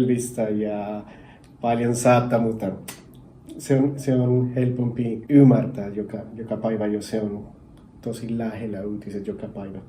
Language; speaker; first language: Finnish; non-native, learner; Spanish